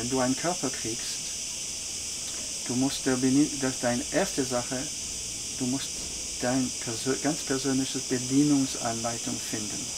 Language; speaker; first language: German; non-native, fluent; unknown